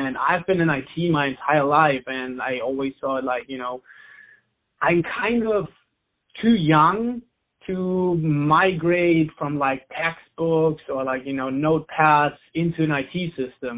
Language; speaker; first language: English; non-native, fluent; German